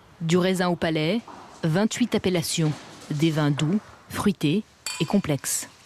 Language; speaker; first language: French; native; French